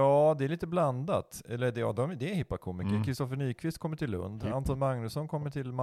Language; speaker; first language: Swedish; native; Swedish